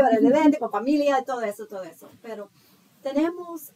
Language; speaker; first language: Spanish; non-native, fluent; English